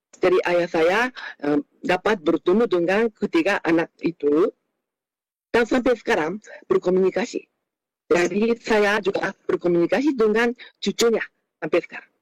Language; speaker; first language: Indonesian; non-native, fluent; Japanese